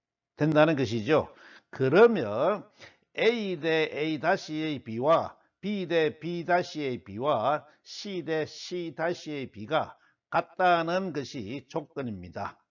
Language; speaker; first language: Korean; native; Korean